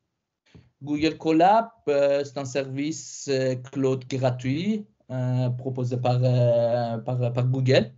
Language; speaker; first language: French; non-native, fluent; Persian